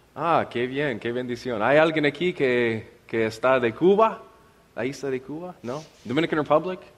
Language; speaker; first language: Spanish; non-native, learner; English